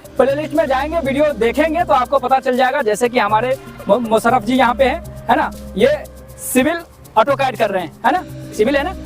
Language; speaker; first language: Hindi; native; Hindi